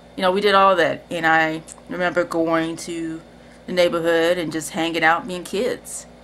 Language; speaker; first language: English; native; English